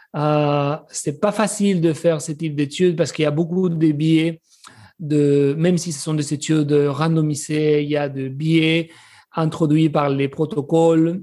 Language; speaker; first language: French; non-native, fluent; Spanish